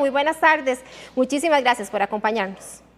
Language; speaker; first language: Spanish; native; Spanish